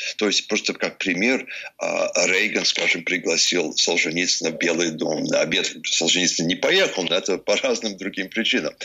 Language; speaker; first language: Russian; early bilingual, heritage; English